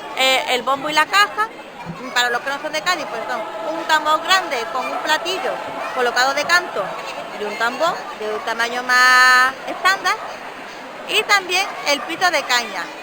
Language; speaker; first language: Spanish; native; Spanish